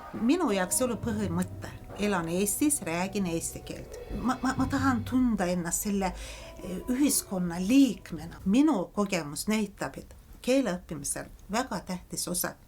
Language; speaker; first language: Estonian; non-native, fluent; Azerbaijani